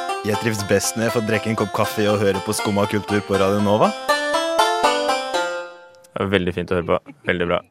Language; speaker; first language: Norwegian; native; Norwegian